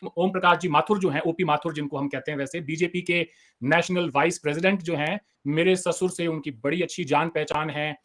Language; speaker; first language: Hindi; native; Hindi